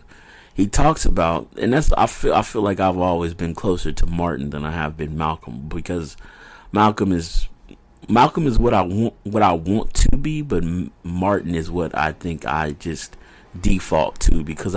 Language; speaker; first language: English; native; English